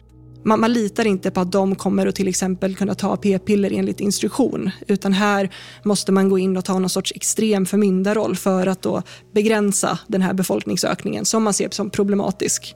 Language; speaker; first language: Swedish; native; Swedish